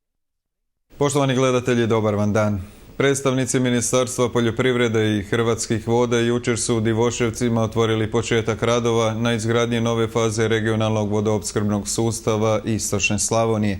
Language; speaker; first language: Croatian; native; Croatian